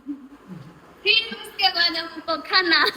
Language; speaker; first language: Hindi; non-native, local second language; Gujarati